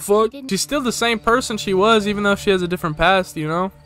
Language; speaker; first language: English; native; English